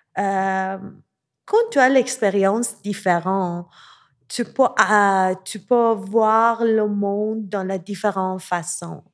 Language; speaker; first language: French; non-native, learner; Persian